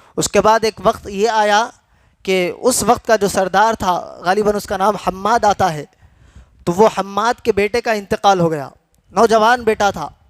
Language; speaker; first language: Urdu; native; Urdu